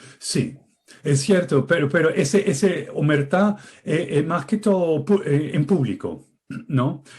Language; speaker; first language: Spanish; non-native, fluent; English